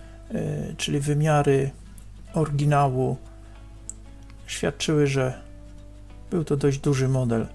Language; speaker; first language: Polish; native; Polish